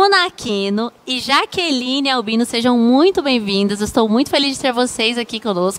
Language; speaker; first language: Portuguese; native; Portuguese